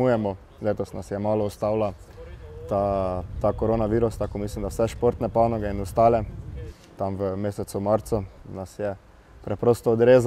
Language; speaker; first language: Slovenian; native; Slovenian